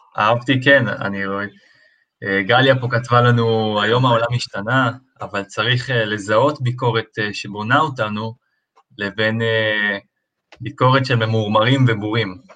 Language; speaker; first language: Hebrew; early bilingual, other home language; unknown